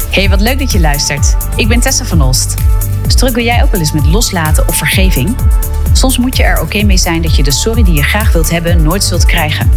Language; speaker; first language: Dutch; native; Dutch